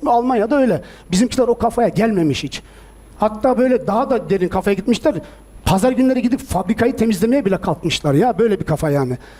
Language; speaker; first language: Turkish; early bilingual, heritage; Turkish